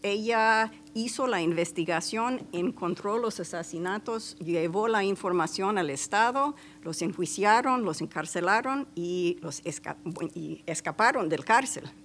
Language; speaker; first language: Spanish; non-native, fluent; English